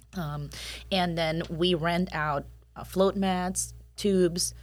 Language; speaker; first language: English; non-native, fluent; Spanish